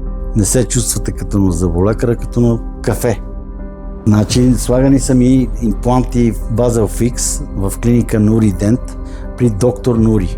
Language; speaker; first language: Bulgarian; native; Bulgarian